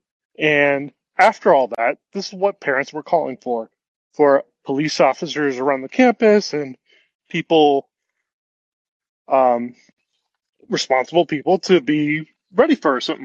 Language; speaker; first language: English; native; English